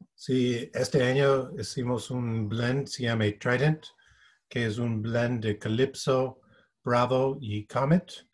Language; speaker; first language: Spanish; non-native, fluent; English